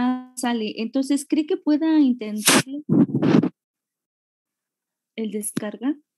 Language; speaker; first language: Spanish; native; Spanish